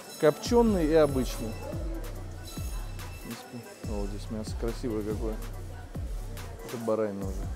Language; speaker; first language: Russian; native; Russian